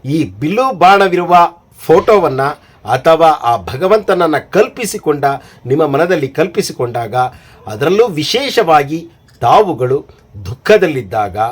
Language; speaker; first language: Kannada; native; Kannada